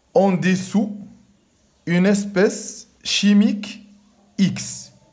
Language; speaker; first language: French; non-native, local second language; Arabic